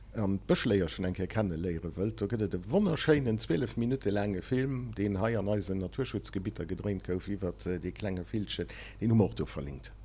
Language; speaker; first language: Luxembourgish; native; Luxembourgish